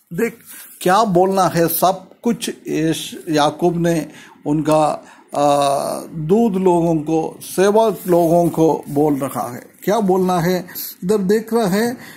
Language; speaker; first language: Hindi; non-native, local second language; Malayalam